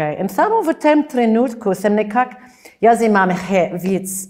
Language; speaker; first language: Slovenian; non-native, fluent; English